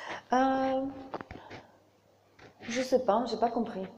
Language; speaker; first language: French; non-native, learner; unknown